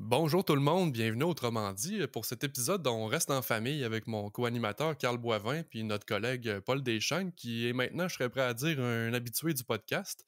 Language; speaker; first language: French; native; French